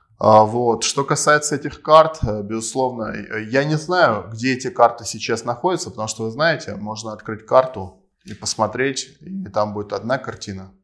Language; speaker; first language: Russian; non-native, local second language; Armenian